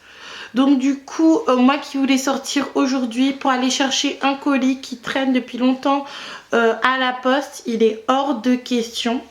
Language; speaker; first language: French; native; French